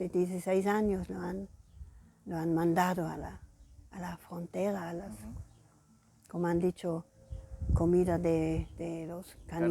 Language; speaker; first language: Spanish; non-native, fluent; German